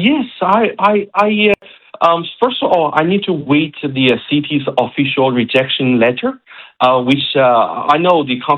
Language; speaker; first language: English; non-native, fluent; Chinese